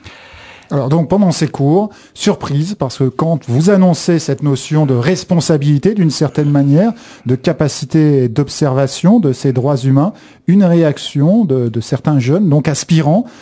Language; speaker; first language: French; native; French